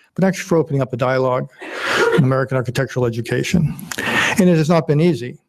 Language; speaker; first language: English; native; English